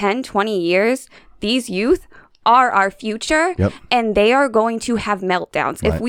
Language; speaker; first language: English; native; English